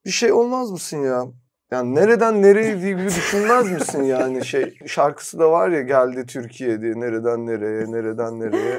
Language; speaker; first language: Turkish; native; Turkish